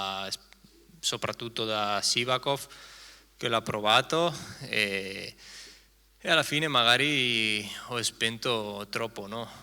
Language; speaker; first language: Italian; non-native, fluent; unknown